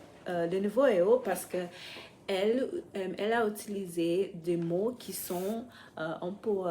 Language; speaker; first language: French; non-native, fluent; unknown